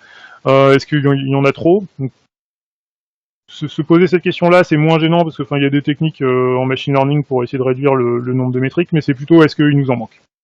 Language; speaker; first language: French; native; French